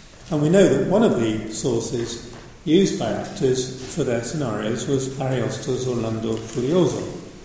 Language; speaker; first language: English; native; English